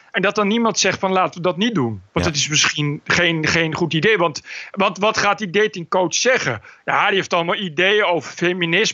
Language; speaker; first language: Dutch; native; Dutch